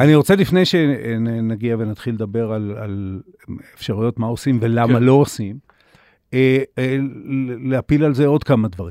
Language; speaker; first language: Hebrew; native; Hebrew